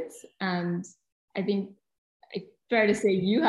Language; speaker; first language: English; non-native, local second language; Malayalam